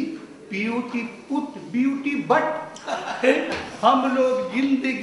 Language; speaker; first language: Hindi; native; Hindi